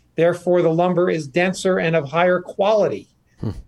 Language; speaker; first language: English; native; English